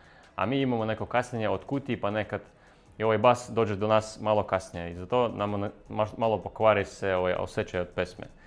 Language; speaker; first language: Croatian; non-native, fluent; Russian